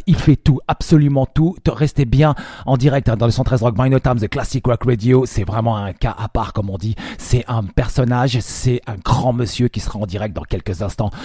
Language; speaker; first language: French; native; French